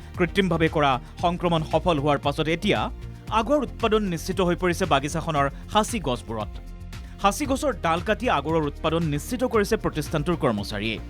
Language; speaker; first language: Assamese; native; Assamese